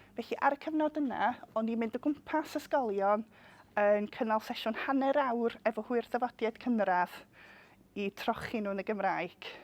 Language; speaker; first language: Welsh; non-native, local second language; English